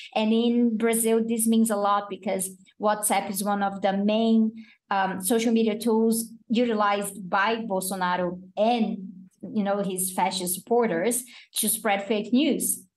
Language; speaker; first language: English; non-native, fluent; Portuguese